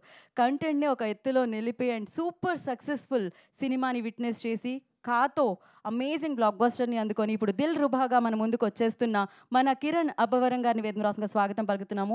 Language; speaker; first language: Telugu; native; Telugu